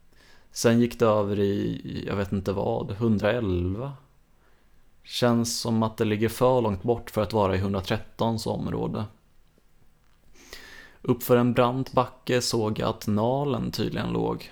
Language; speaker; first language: Swedish; native; Swedish